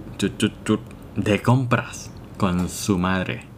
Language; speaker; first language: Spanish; non-native, fluent; Thai